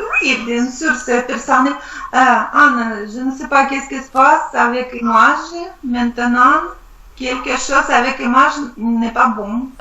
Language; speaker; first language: French; non-native, learner; Russian